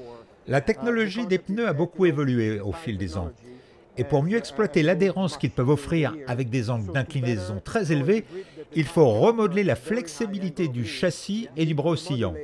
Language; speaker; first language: French; native; French